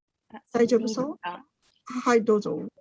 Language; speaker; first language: Japanese; native; Japanese